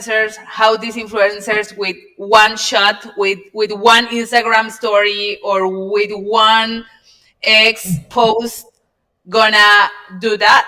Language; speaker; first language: English; non-native, learner; Spanish